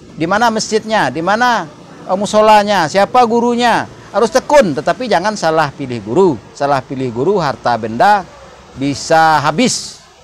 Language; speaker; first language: Indonesian; non-native, local second language; Minangkabau